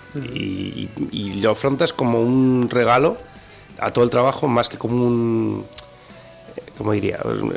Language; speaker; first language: Spanish; native; Spanish